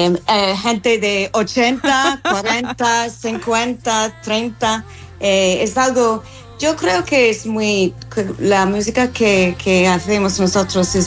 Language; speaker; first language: Spanish; non-native, fluent; English